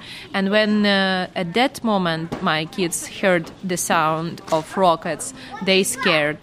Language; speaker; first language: English; non-native, fluent; Ukrainian